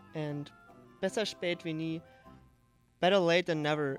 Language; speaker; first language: English; non-native, fluent; German